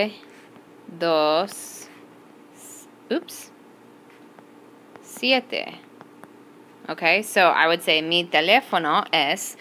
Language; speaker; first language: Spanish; non-native, fluent; English